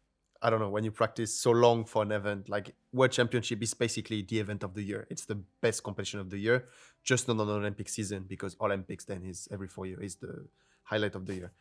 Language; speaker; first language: English; non-native, fluent; French